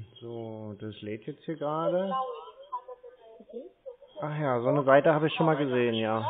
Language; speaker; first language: German; native; German